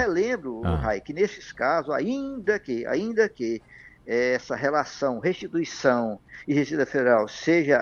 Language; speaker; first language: Portuguese; native; Portuguese